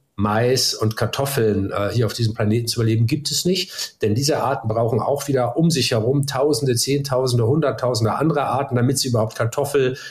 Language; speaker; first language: German; native; German